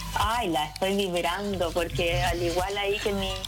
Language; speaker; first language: Spanish; native; Spanish